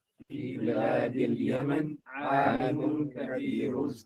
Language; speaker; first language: Arabic; non-native, learner; English